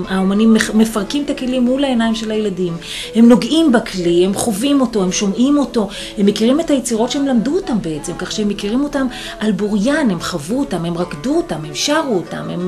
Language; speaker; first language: Hebrew; native; Hebrew